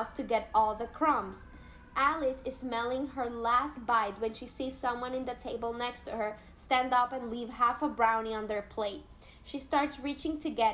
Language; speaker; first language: English; non-native, fluent; Spanish